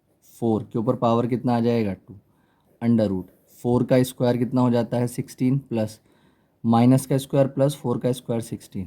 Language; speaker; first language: Hindi; native; Hindi